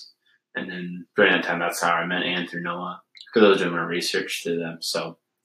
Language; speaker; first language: English; native; English